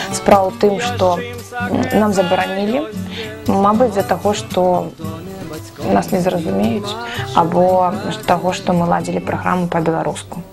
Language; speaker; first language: Belarusian; non-native, local second language; Russian